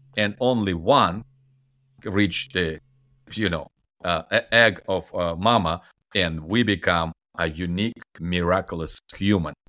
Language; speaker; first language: English; non-native, fluent; Ukrainian